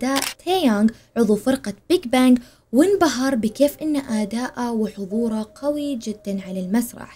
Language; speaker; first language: Arabic; native; Arabic